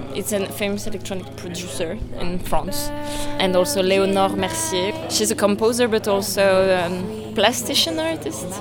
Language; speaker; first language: English; non-native, fluent; French